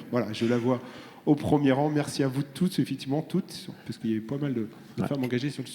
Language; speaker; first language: French; native; French